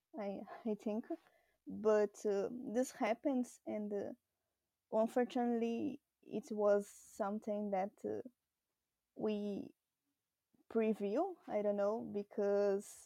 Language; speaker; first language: English; non-native, learner; Portuguese